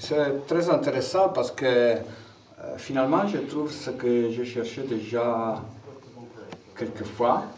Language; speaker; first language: French; non-native, fluent; Italian